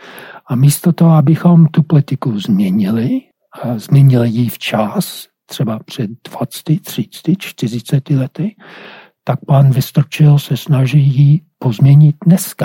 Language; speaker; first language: Czech; non-native, fluent; English